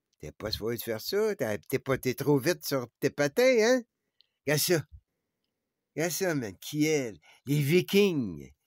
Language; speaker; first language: French; native; French